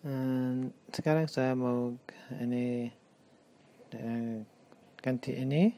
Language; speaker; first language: Indonesian; non-native, learner; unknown